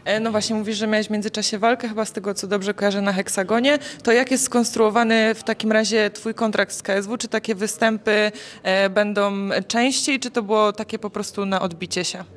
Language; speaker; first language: Polish; native; Polish